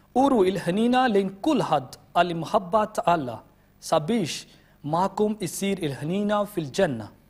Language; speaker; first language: Maltese; non-native, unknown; Urdu